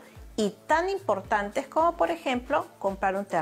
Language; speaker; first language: Spanish; native; Spanish